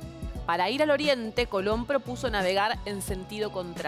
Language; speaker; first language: Spanish; native; Spanish